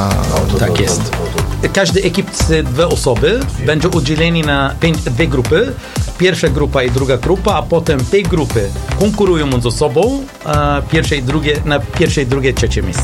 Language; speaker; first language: Polish; non-native, learner; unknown